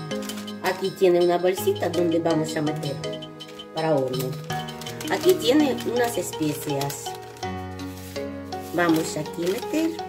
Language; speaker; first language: Spanish; non-native, learner; Ukrainian